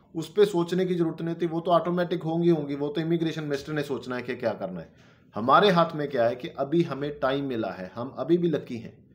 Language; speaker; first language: Hindi; non-native, local second language; Punjabi